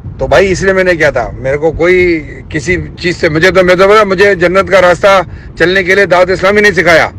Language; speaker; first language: Urdu; native; Urdu